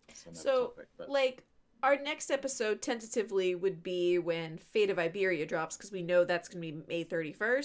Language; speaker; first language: English; native; English